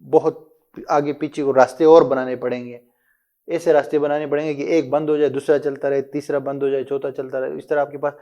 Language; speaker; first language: Urdu; non-native, local second language; Pashto